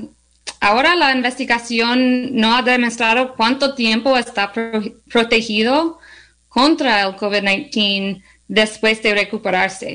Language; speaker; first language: Spanish; non-native, learner; English